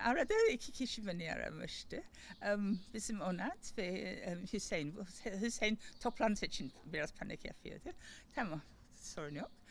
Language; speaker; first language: Turkish; non-native, learner; English